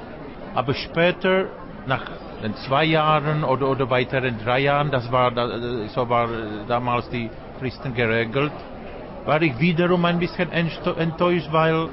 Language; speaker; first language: German; non-native, fluent; Czech